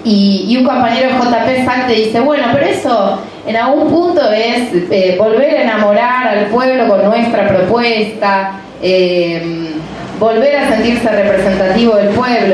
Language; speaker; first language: Spanish; native; Spanish